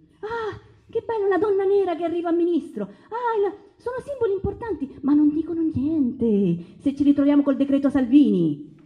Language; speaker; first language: Italian; early bilingual, other home language; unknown